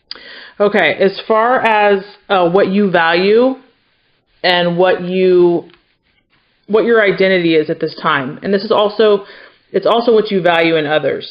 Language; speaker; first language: English; native; English